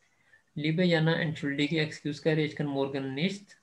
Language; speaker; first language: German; non-native, fluent; Urdu